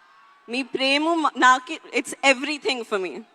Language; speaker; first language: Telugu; non-native, learner; Hindi